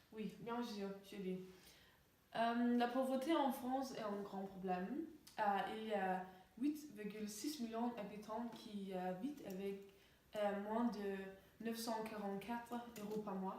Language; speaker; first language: French; non-native, learner; Danish